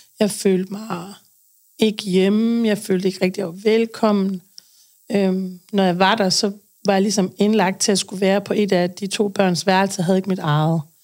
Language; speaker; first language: Danish; native; Danish